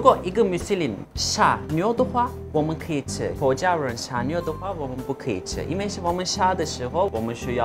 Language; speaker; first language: Chinese; non-native, fluent; Turkish